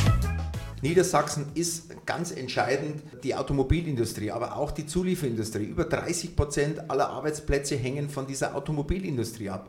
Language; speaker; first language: German; native; German